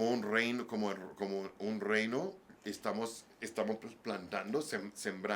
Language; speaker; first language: Spanish; non-native, learner; English